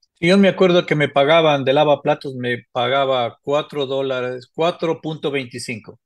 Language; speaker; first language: Spanish; native; Spanish